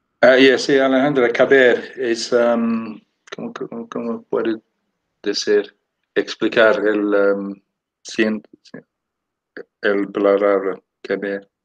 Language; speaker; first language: Spanish; non-native, fluent; English